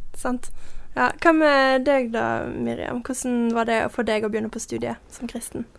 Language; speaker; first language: Norwegian; early bilingual, heritage; Norwegian